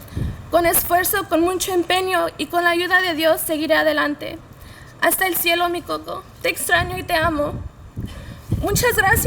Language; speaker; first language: Spanish; early bilingual, heritage; Spanish